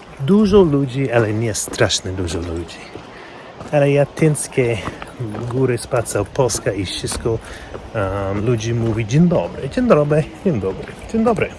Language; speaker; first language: Polish; non-native, learner; English